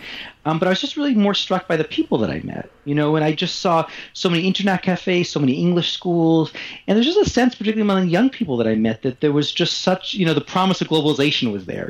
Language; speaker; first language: English; native; English